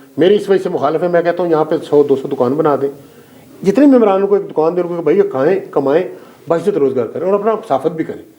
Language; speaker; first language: Urdu; non-native, local second language; Punjabi